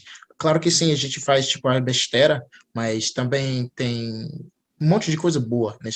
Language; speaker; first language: Portuguese; non-native, fluent; English